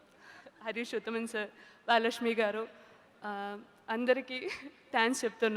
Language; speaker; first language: Telugu; non-native, learner; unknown